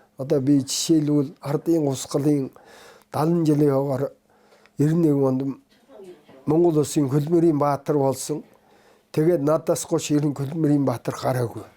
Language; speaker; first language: Mongolian; non-native, local second language; Kazakh